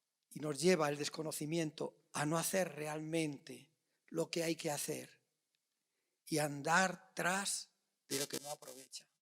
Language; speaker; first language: Spanish; native; Spanish